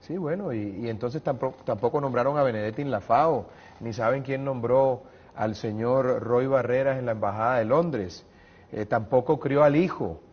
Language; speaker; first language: Spanish; native; Spanish